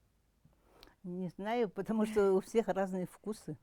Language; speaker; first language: Russian; non-native, local second language; Yakut